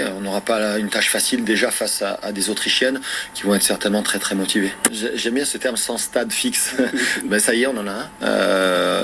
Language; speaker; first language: French; native; French